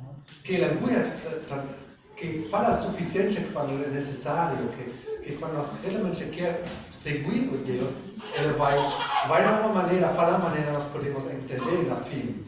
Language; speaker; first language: Portuguese; non-native, learner; German